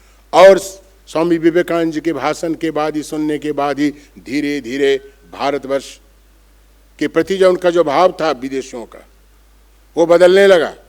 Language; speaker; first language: Hindi; non-native, local second language; Bangla